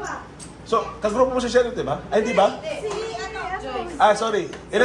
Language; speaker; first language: Filipino; native; Filipino